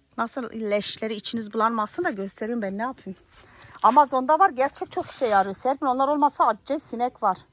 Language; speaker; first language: Turkish; native; Turkish